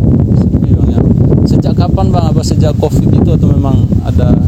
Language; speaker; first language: Indonesian; native; Indonesian